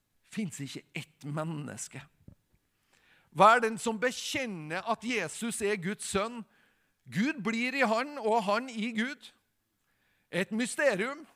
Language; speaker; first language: Norwegian; native; Norwegian